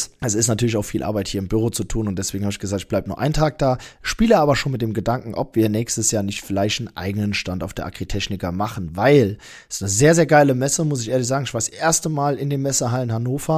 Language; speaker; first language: German; native; German